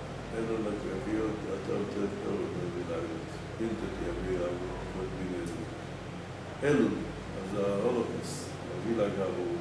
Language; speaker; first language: Hungarian; early bilingual, heritage; Hungarian